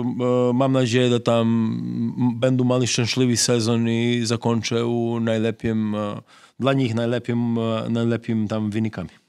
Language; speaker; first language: Polish; non-native, fluent; Serbian